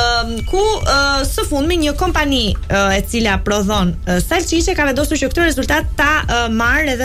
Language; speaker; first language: Albanian; native; Albanian